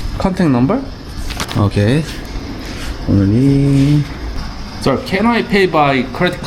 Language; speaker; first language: English; non-native, learner; Korean